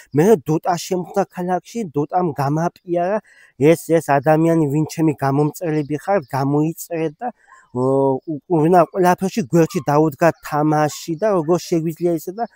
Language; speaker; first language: Georgian; non-native, local second language; Mingrelian